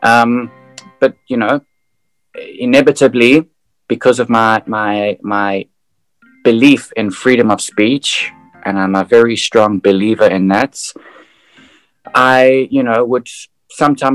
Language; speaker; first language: English; native; English